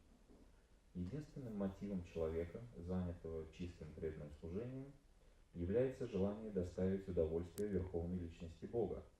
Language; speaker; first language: Russian; native; Russian